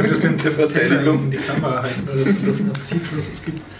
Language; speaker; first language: German; native; German